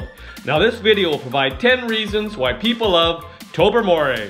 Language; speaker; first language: English; native; English